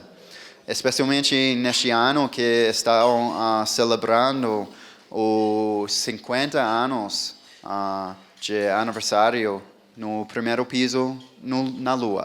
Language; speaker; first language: Portuguese; non-native, fluent; English